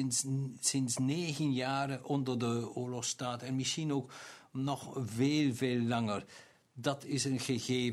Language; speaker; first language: Dutch; non-native, local second language; German